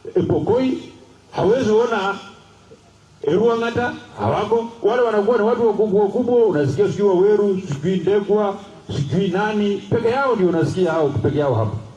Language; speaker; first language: Swahili; non-native, local second language; Luyia